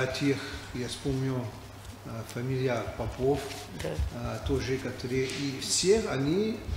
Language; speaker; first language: Russian; non-native, fluent; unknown